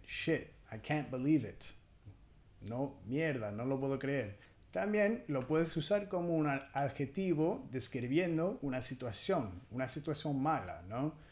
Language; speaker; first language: Spanish; non-native, fluent; English